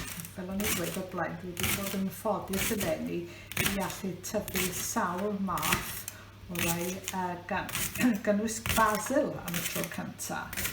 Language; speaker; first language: Welsh; native; Welsh